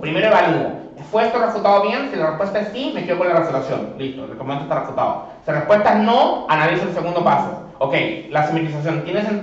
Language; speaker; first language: Spanish; native; Spanish